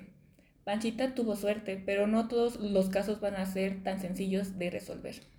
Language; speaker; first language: Spanish; native; Spanish